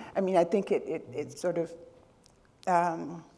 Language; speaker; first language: English; native; English